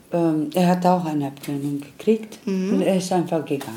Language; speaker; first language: German; non-native, learner; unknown